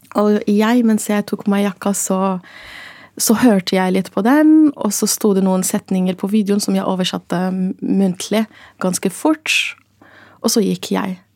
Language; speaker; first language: Norwegian; non-native, fluent; Arabic